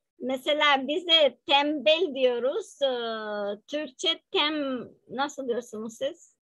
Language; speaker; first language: Turkish; non-native, fluent; Albanian